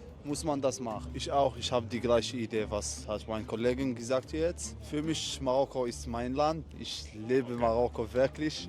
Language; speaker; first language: German; non-native, learner; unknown